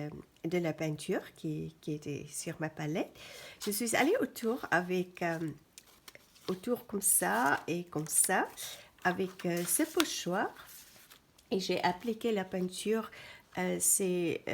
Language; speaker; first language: French; non-native, fluent; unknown